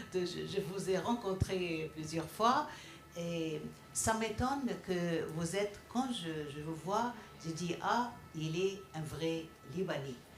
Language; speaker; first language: French; non-native, fluent; Arabic